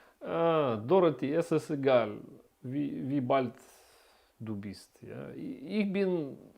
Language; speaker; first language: German; non-native, learner; Russian